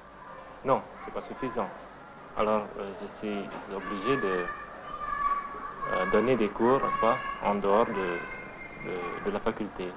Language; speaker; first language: French; non-native, fluent; Indonesian